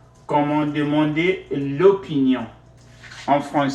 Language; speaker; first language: French; non-native, fluent; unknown